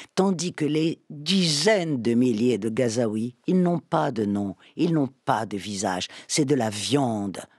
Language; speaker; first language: French; native; French